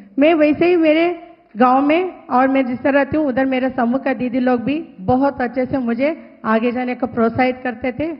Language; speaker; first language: Hindi; non-native, local second language; Telugu